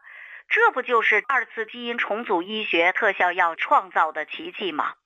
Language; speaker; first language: Chinese; native; Chinese